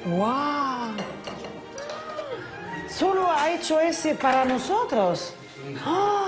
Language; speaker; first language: Spanish; non-native, learner; French